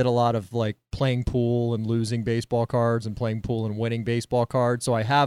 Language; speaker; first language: English; native; English